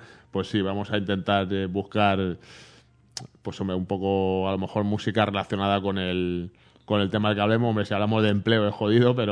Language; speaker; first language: Spanish; native; Spanish